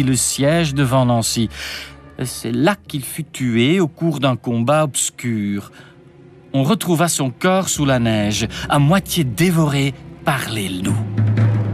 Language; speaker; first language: French; non-native, fluent; Dutch